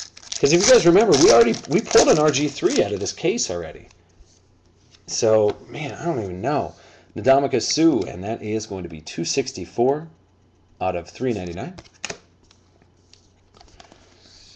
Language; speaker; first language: English; native; English